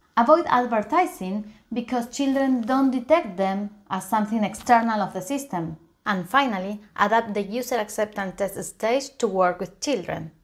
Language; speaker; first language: English; non-native, fluent; Spanish